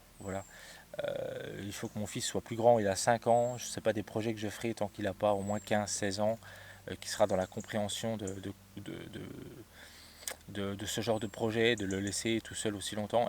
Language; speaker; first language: French; native; French